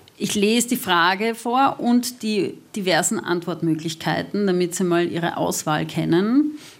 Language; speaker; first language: German; native; German